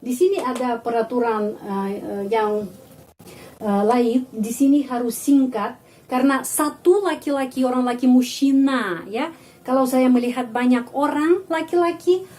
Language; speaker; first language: Indonesian; non-native, fluent; Russian